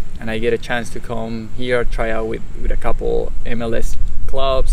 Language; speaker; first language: English; non-native, fluent; Spanish